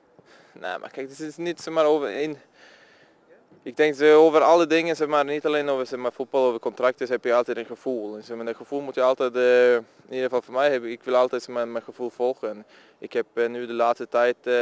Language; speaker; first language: Dutch; non-native, fluent; Swedish